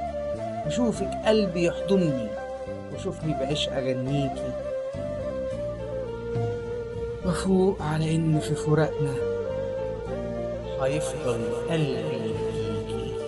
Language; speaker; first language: Arabic; native; Arabic